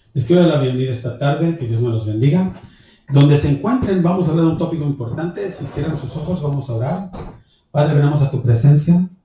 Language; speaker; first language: Spanish; early bilingual, heritage; Spanish